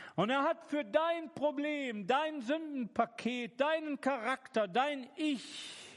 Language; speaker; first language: German; native; German